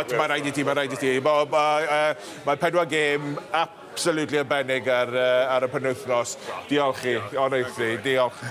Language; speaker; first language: Welsh; non-native, learner; English